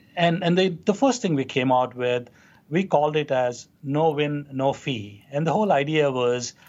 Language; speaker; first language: English; non-native, local second language; Hindi